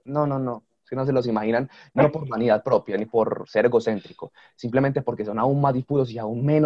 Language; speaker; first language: Spanish; native; Spanish